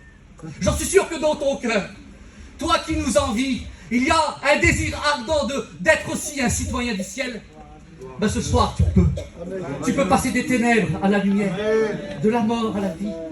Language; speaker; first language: French; native; French